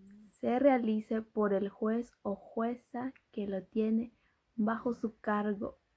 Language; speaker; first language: Spanish; native; Spanish